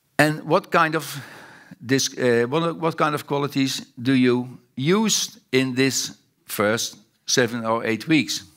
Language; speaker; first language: English; non-native, fluent; Dutch